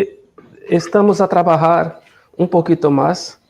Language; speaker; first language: Spanish; non-native, learner; Portuguese